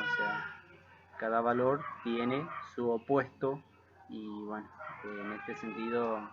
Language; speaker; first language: Spanish; native; Spanish